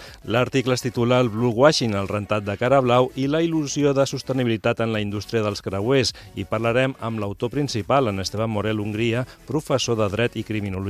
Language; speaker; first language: Catalan; native; Catalan